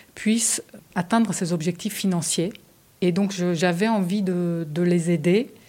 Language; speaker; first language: French; early bilingual, other home language; Romanian